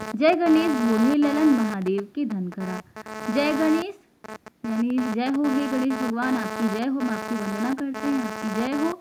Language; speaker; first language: Hindi; native; Hindi